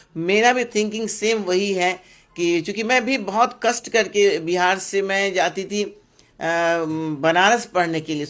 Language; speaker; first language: Hindi; non-native, local second language; Bangla